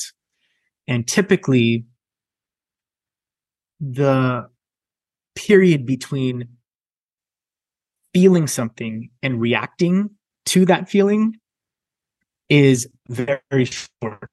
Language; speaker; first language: English; native; English